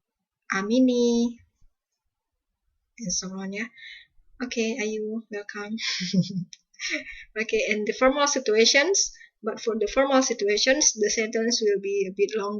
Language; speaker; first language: English; non-native, fluent; Indonesian